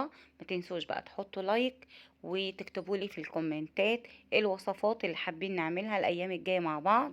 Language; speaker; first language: Arabic; native; Arabic